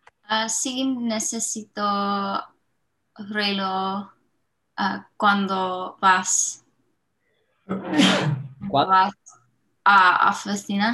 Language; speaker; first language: Spanish; non-native, learner; English